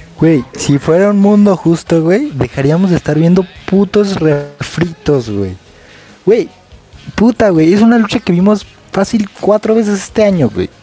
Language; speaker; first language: Spanish; native; Spanish